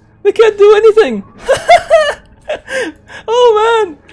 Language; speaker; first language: English; native; English